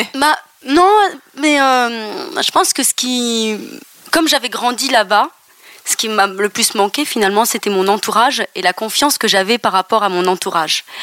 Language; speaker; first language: French; native; French